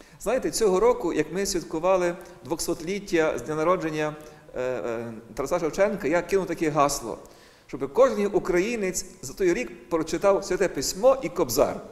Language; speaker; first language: Ukrainian; native; Ukrainian